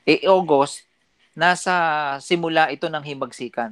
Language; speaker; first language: Filipino; native; Filipino